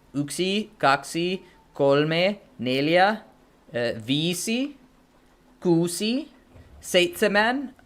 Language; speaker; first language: Finnish; non-native, learner; English